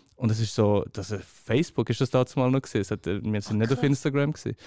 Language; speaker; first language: German; early bilingual, other home language; Persian